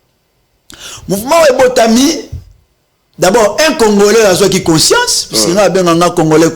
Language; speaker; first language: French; non-native, local second language; Lingala